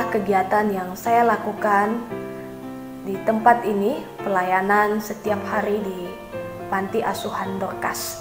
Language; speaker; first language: Indonesian; non-native, local second language; Nias